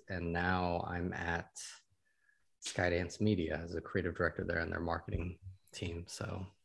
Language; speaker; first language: English; native; English